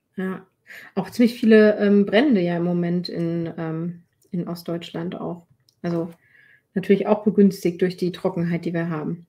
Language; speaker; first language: German; native; German